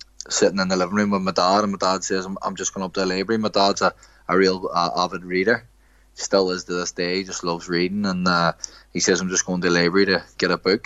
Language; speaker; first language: English; native; English